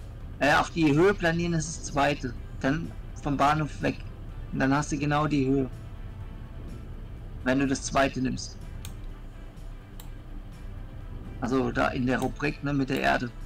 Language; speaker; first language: German; native; German